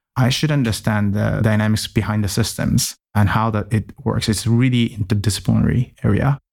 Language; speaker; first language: English; non-native, fluent; Japanese